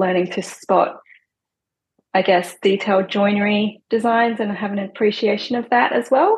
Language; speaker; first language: English; non-native, local second language; Cantonese